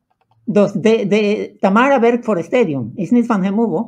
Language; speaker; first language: Dutch; non-native, fluent; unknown